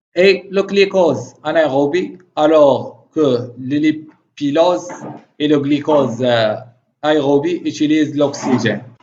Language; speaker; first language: French; non-native, local second language; Arabic